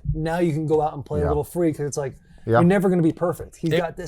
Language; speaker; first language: English; native; English